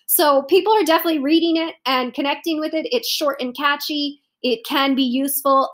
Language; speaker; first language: English; native; English